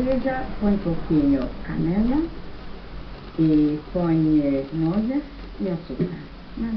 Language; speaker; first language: Portuguese; non-native, learner; German